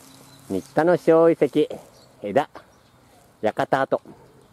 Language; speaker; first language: Japanese; native; Japanese